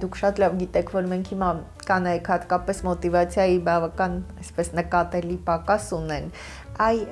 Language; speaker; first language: Armenian; native; Armenian